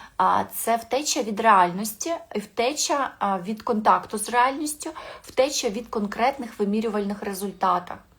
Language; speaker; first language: Ukrainian; non-native, local second language; Russian